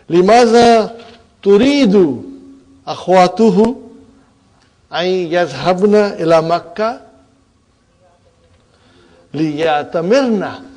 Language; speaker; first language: Arabic; non-native, fluent; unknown